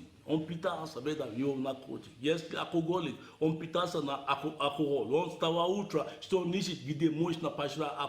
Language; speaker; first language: Russian; non-native, learner; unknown